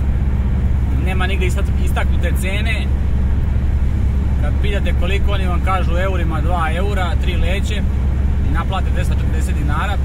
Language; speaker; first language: Bosnian; native; Bosnian